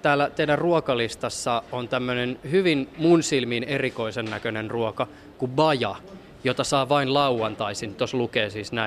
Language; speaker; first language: Finnish; native; Finnish